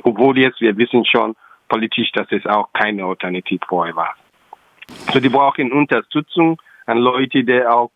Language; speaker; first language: German; non-native, local second language; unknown